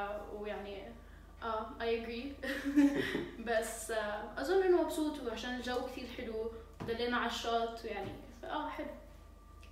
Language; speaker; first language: Arabic; native; Arabic